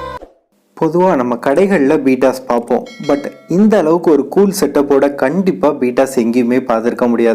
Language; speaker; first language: Tamil; native; Tamil